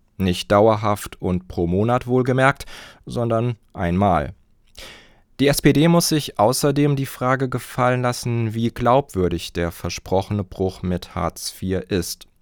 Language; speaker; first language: German; native; German